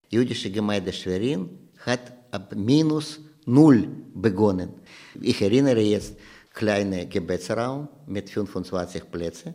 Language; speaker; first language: German; non-native, learner; Russian